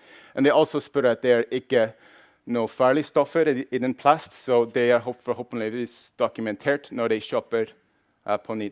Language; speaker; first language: Norwegian; non-native, fluent; English